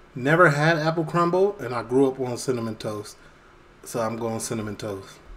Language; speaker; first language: English; native; English